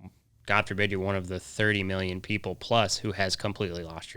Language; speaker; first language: English; native; English